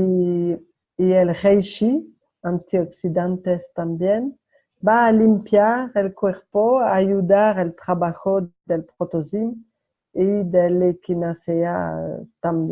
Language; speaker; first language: Spanish; non-native, learner; French